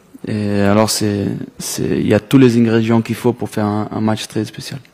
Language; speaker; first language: French; non-native, fluent; Portuguese